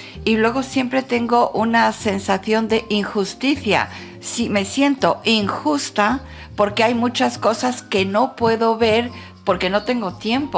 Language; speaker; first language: Spanish; non-native, fluent; French